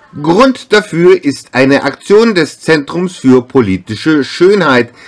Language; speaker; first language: German; native; German